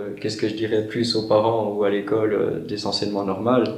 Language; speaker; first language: French; native; French